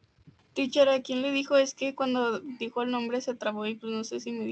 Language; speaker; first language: Spanish; native; Spanish